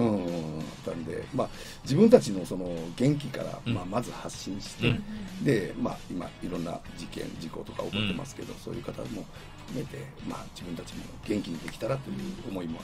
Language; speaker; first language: Japanese; native; Japanese